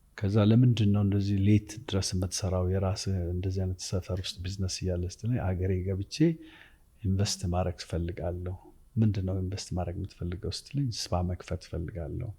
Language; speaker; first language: Amharic; native; Amharic